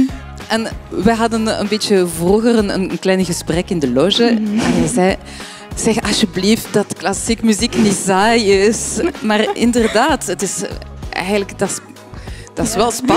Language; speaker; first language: Dutch; non-native, fluent; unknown